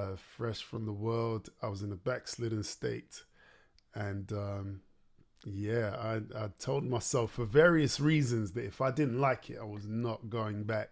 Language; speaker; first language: English; native; English